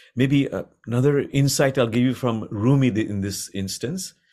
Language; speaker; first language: English; non-native, local second language; Bangla